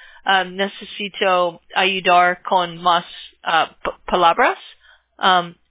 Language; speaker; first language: Spanish; non-native, learner; English